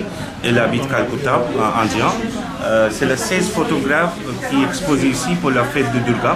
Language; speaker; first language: French; non-native, learner; Bangla